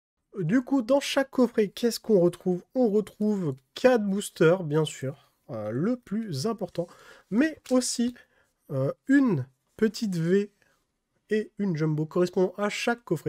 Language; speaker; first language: French; native; French